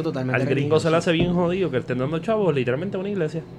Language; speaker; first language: Spanish; native; Spanish